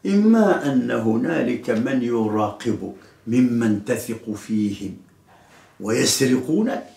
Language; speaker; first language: Arabic; native; Arabic